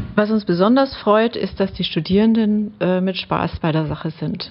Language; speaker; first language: German; non-native, local second language; Swiss German